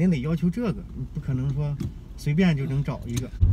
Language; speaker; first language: Chinese; native; Chinese